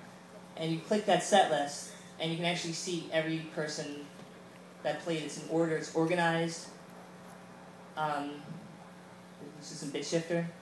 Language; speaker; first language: English; native; English